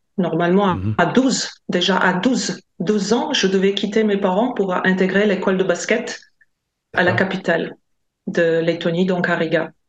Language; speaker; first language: French; non-native, fluent; Latvian